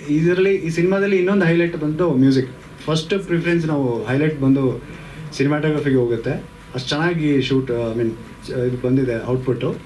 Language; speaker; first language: Kannada; native; Kannada